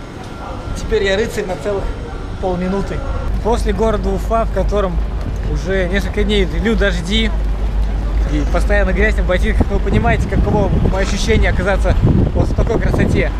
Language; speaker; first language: Russian; native; Russian